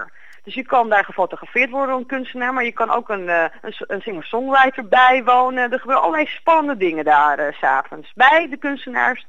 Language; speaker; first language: Dutch; native; Dutch